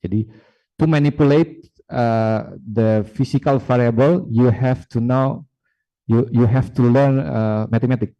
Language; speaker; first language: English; non-native, fluent; Indonesian